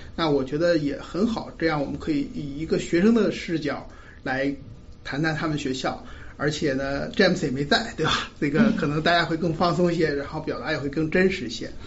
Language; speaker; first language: Chinese; native; Chinese